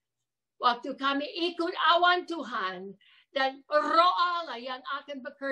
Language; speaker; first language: Indonesian; non-native, fluent; English